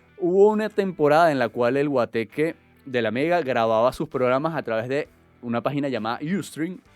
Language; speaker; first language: Spanish; native; Spanish